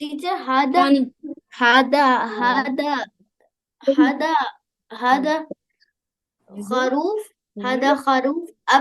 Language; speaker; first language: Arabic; non-native, learner; Urdu